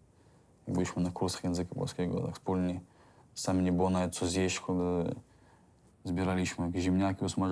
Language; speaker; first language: Polish; non-native, fluent; Chechen